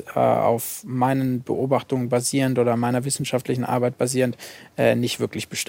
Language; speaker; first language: German; native; German